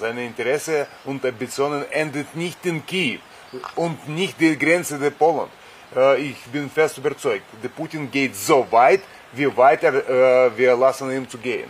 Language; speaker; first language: German; non-native, fluent; Russian